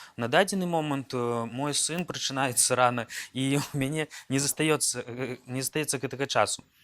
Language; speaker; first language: Belarusian; native; Belarusian